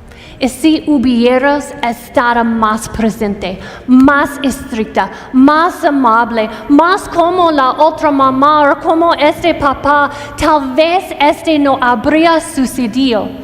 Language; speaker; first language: Spanish; non-native, fluent; English